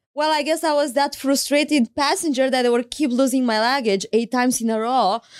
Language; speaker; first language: English; non-native, fluent; Romanian